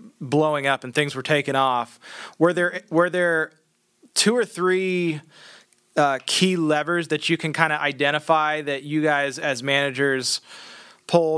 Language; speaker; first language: English; native; English